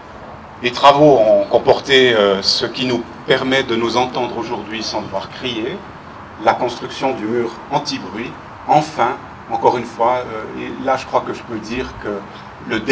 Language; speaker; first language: French; native; French